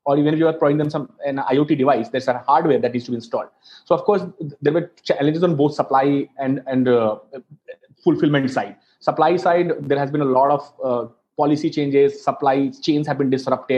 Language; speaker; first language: English; non-native, local second language; Hindi